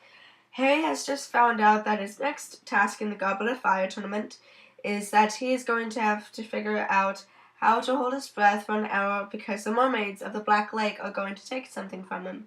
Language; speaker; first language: English; native; English